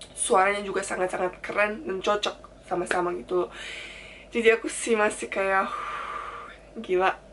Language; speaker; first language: Indonesian; non-native, fluent; Turkish